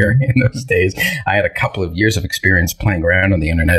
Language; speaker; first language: English; early bilingual, other home language; Hebrew